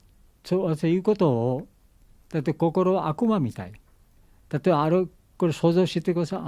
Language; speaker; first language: Japanese; non-native, learner; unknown